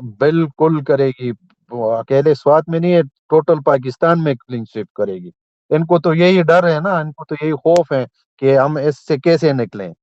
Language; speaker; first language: Urdu; non-native, local second language; Pashto